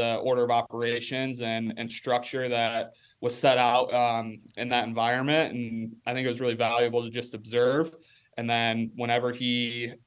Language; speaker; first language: English; native; English